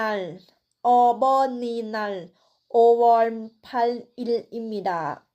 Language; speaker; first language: Korean; non-native, learner; Thai